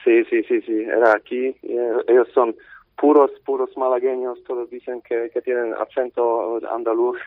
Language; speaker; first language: Spanish; non-native, fluent; Polish